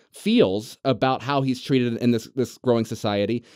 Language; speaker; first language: English; native; English